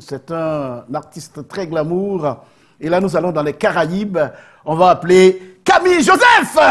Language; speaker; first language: French; native; French